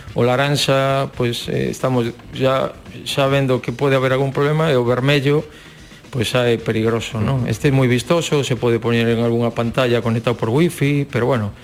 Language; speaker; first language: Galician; non-native, local second language; Spanish